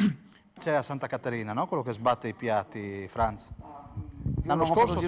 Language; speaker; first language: Italian; native; Italian